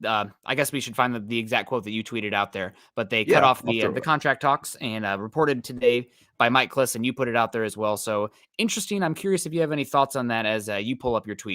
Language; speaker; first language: English; native; English